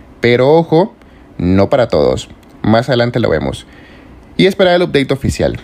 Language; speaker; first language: Spanish; native; Spanish